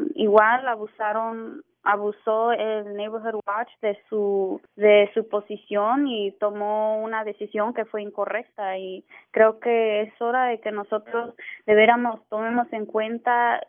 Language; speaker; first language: Spanish; early bilingual, heritage; Spanish